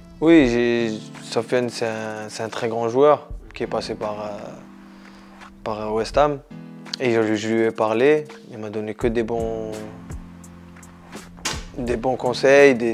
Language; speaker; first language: French; non-native, local second language; Arabic